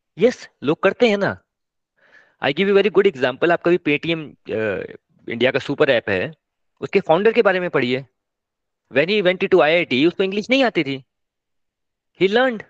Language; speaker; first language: Hindi; non-native, local second language; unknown